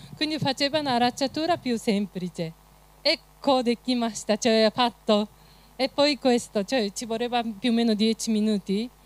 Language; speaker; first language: Italian; non-native, fluent; Japanese